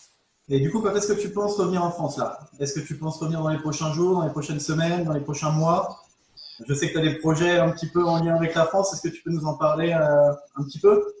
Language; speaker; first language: French; native; French